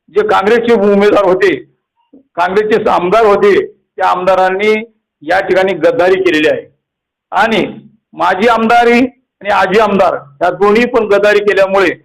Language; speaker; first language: Marathi; native; Marathi